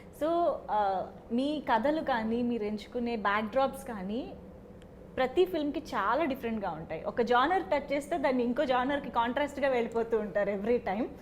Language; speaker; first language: Telugu; native; Telugu